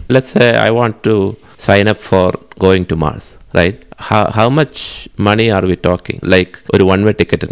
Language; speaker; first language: English; non-native, local second language; Malayalam